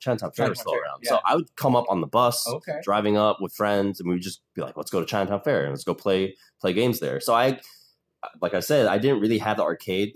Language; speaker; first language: English; native; English